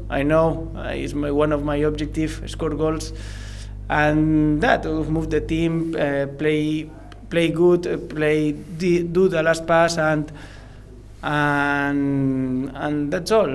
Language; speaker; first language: English; non-native, learner; Spanish